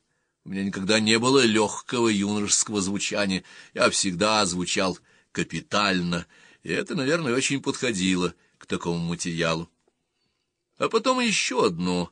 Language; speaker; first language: Russian; native; Russian